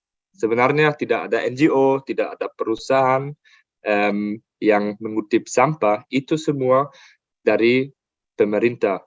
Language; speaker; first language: Indonesian; non-native, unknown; German